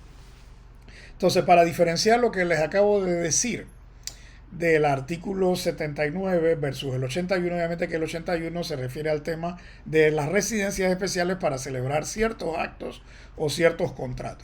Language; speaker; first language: Spanish; native; Spanish